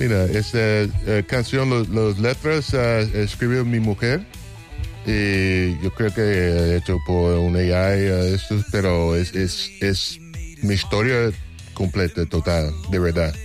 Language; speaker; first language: Spanish; non-native, fluent; English